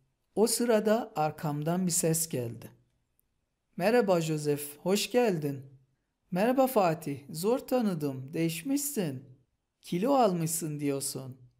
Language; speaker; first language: Turkish; non-native, fluent; Persian